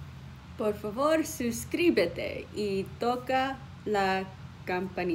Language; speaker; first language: Spanish; non-native, learner; English